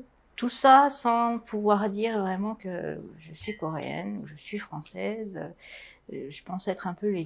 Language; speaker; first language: French; native; French